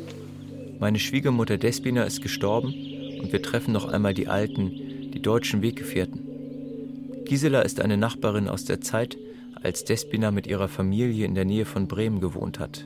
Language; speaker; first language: German; native; German